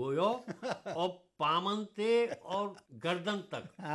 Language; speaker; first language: Hindi; native; Hindi